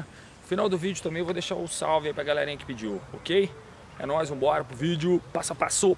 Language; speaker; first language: Portuguese; native; Portuguese